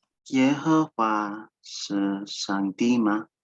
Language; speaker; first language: Chinese; non-native, learner; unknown